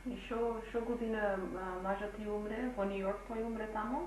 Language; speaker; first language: Macedonian; early bilingual, heritage; Macedonian